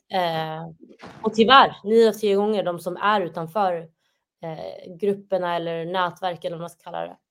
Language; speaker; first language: Swedish; early bilingual, other home language; Somali